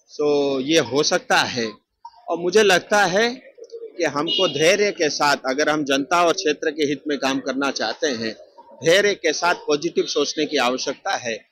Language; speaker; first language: Hindi; non-native, local second language; Nepali